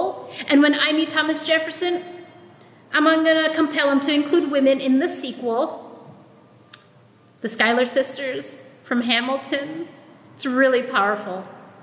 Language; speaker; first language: English; non-native, local second language; Filipino